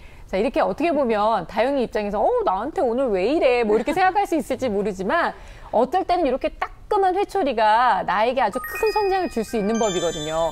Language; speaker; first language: Korean; native; Korean